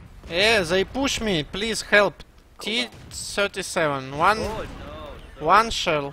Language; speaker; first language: English; non-native, learner; Russian